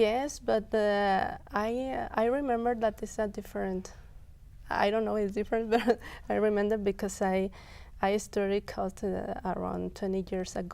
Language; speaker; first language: English; non-native, local second language; Spanish